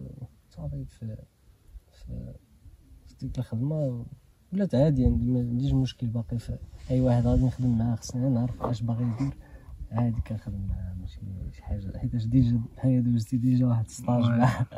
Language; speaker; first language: Arabic; native; Arabic